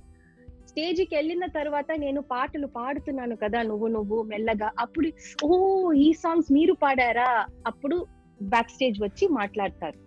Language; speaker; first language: Telugu; non-native, local second language; Tamil